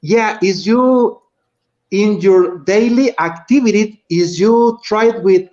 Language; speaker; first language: English; non-native, learner; Spanish